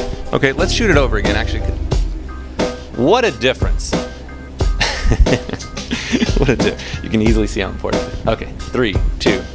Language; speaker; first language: English; native; English